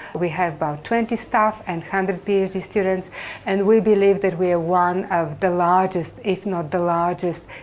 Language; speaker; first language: English; non-native, fluent; Bulgarian